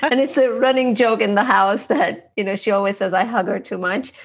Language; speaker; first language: English; non-native, fluent; Turkish